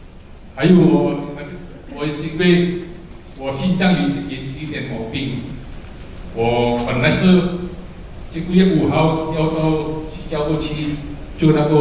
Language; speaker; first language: Chinese; early bilingual, heritage; Chinese